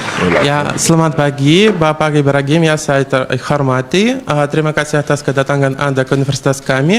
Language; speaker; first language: Indonesian; non-native, learner; Russian